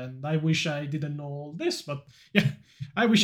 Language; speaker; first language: English; non-native, fluent; Italian